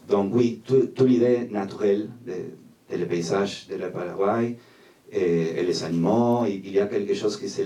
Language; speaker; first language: French; non-native, fluent; Spanish